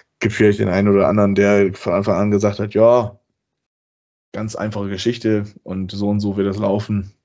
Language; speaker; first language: German; native; German